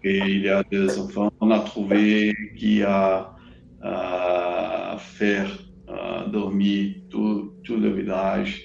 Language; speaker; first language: French; non-native, learner; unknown